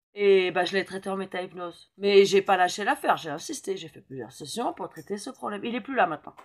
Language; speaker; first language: French; native; French